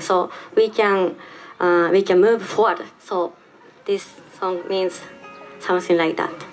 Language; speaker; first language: English; non-native, learner; Japanese